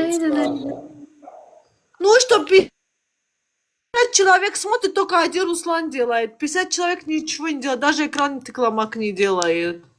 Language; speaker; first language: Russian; non-native, local second language; Azerbaijani